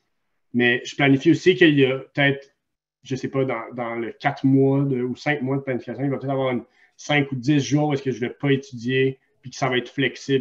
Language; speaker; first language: French; native; French